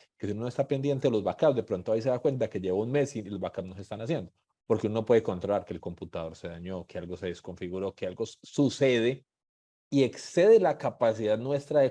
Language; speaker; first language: Spanish; native; Spanish